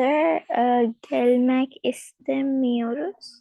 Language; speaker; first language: Turkish; non-native, learner; Urdu